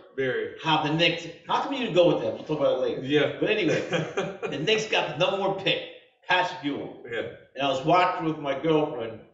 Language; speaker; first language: English; native; English